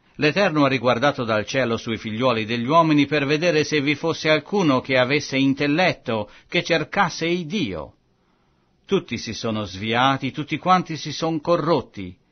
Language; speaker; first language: Italian; non-native, fluent; French